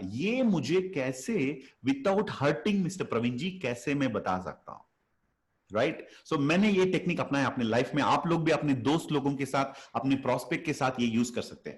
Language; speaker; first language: Hindi; native; Hindi